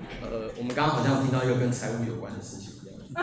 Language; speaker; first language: Chinese; native; Chinese